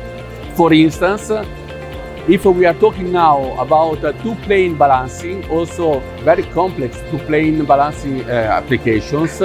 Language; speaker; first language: English; non-native, fluent; Italian